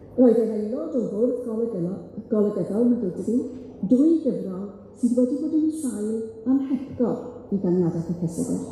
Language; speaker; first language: Welsh; native; Welsh